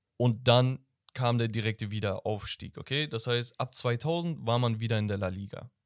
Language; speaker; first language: German; early bilingual, other home language; Turkish